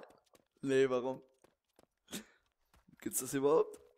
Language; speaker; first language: German; native; German